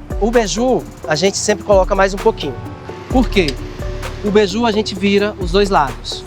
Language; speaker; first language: Portuguese; native; Portuguese